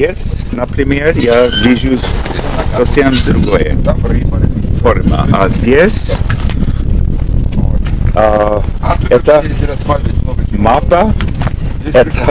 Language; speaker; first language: Russian; non-native, learner; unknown